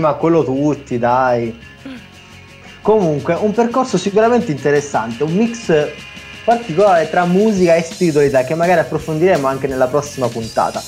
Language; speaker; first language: Italian; native; Italian